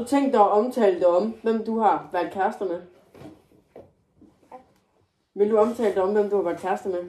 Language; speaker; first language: Danish; native; Danish